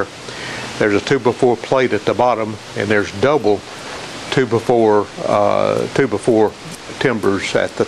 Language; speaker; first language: English; native; English